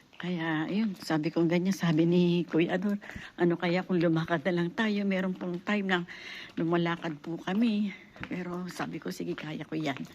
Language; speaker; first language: Filipino; native; Filipino